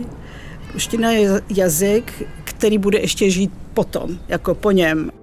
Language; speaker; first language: Czech; early bilingual, other home language; Russian